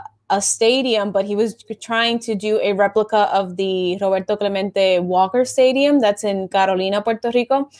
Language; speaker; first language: English; non-native, local second language; Spanish